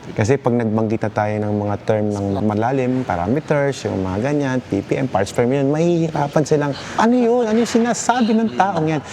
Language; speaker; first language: Filipino; native; Filipino